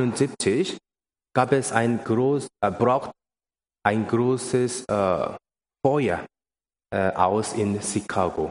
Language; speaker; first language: German; non-native, learner; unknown